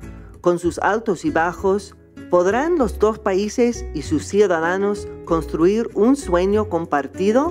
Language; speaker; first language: Spanish; non-native, fluent; English